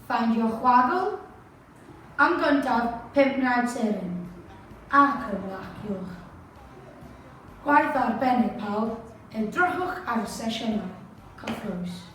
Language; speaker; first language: Welsh; non-native, learner; English